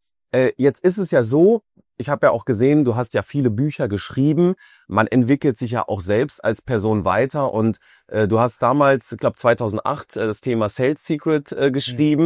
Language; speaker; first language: German; native; German